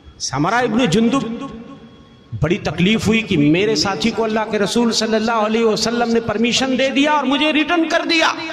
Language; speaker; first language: Urdu; native; Urdu